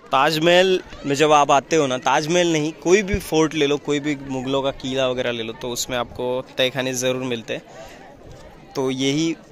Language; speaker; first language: Hindi; non-native, local second language; Marathi